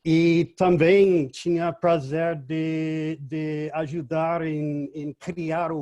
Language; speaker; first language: Portuguese; non-native, fluent; English